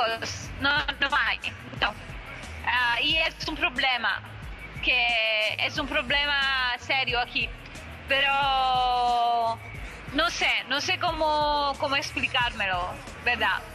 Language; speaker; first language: Spanish; non-native, fluent; Italian